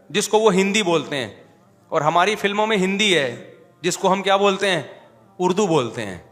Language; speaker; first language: Urdu; native; Urdu